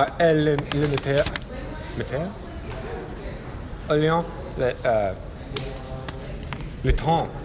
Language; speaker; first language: French; non-native, learner; English